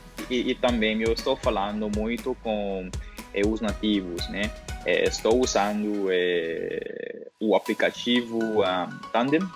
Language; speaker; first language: Portuguese; non-native, learner; Spanish